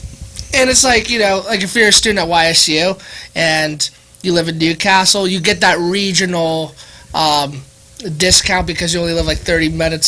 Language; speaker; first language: English; native; English